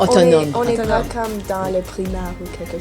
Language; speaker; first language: French; non-native, local second language; English